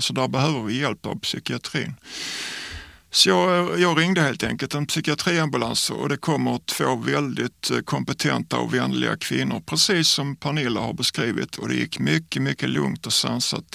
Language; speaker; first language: Swedish; native; Swedish